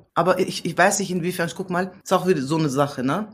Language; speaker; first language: German; early bilingual, other home language; Central Kurdish